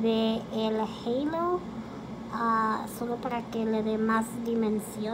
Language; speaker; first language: Spanish; early bilingual, heritage; Spanish